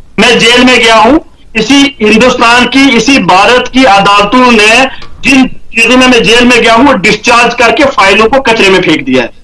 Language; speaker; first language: Hindi; non-native, local second language; Kashmiri